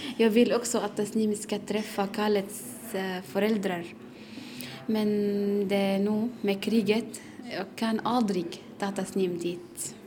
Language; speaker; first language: Swedish; non-native, learner; Arabic